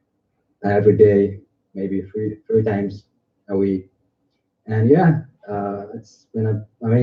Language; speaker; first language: English; non-native, fluent; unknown